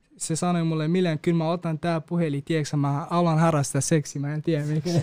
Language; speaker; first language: Finnish; non-native, learner; Kurdish